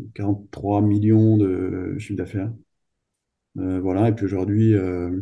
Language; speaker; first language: French; native; French